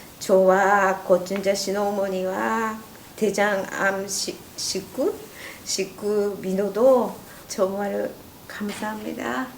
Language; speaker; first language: Korean; non-native, learner; Japanese